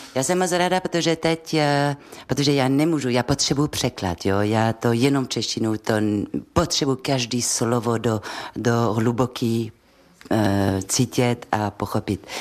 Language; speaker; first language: Czech; non-native, fluent; French